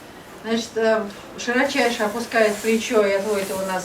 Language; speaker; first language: Russian; native; Russian